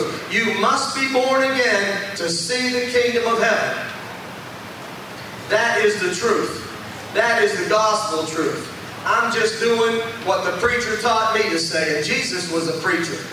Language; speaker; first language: English; native; English